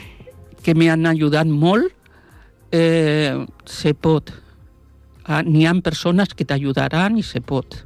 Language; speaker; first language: Catalan; non-native, local second language; Spanish